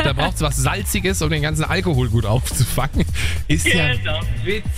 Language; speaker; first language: German; native; German